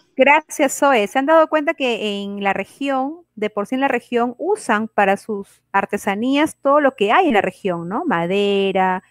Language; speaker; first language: Spanish; native; Spanish